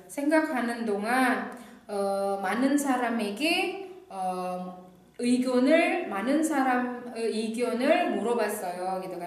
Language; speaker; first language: Korean; non-native, fluent; Indonesian